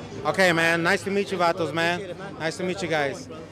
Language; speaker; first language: English; early bilingual, other home language; Spanish